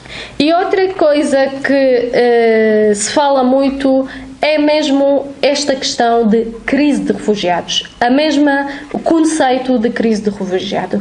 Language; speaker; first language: Portuguese; non-native, fluent; Arabic